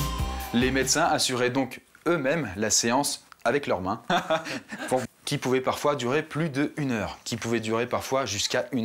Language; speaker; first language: French; native; French